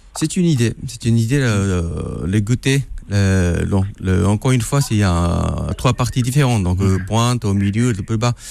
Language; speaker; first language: French; non-native, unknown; Japanese